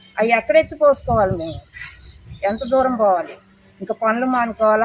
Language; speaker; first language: Telugu; native; Telugu